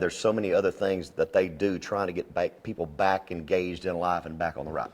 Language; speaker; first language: English; native; English